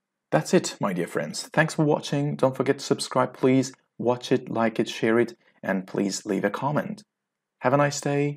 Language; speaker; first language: English; non-native, fluent; Azerbaijani